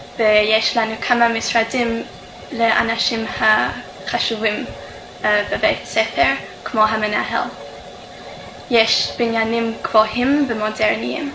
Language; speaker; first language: Hebrew; non-native, fluent; English